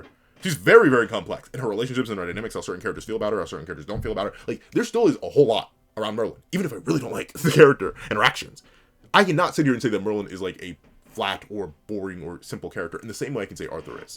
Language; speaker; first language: English; native; English